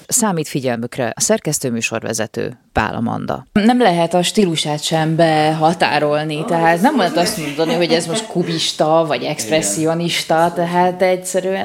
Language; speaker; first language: Hungarian; native; Hungarian